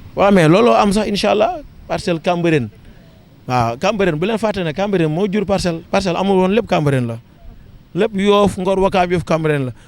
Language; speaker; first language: Wolof; non-native, local second language; Serer